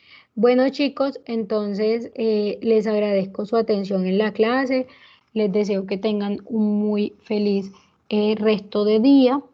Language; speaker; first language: Spanish; native; Spanish